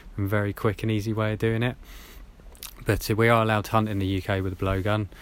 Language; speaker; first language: English; native; English